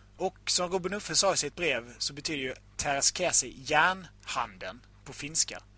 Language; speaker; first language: Swedish; native; Swedish